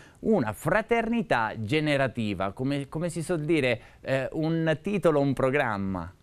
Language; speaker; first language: Italian; native; Italian